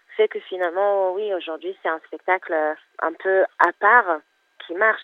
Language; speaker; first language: French; non-native, fluent; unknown